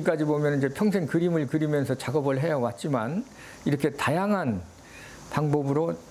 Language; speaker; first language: Korean; native; Korean